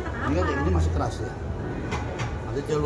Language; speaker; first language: Indonesian; native; Indonesian